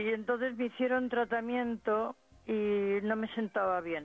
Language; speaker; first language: Spanish; native; Spanish